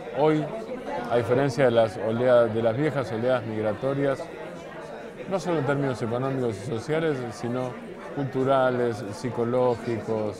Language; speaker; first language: Spanish; native; Spanish